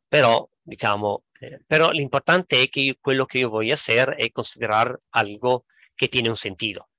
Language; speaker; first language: Spanish; non-native, fluent; Italian